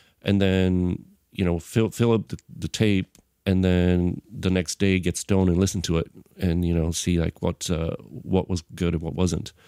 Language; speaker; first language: English; non-native, fluent; Bulgarian